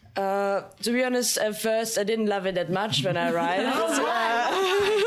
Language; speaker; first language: English; non-native, fluent; German